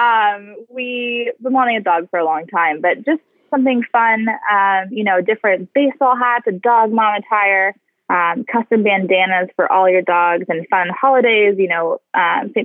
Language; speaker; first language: English; native; English